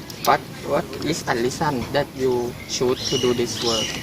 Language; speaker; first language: English; non-native, learner; Thai